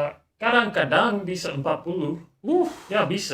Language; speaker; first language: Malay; non-native, learner; English